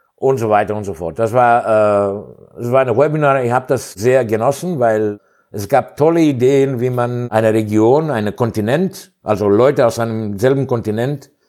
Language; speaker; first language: German; non-native, fluent; Greek